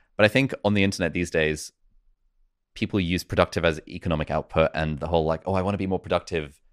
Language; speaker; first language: English; native; English